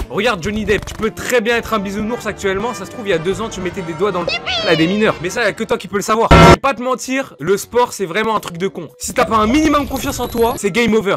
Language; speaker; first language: French; native; French